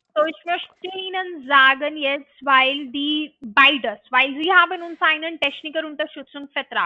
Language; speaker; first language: German; non-native, learner; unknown